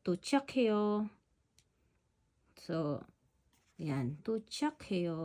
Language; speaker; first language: Korean; non-native, learner; Filipino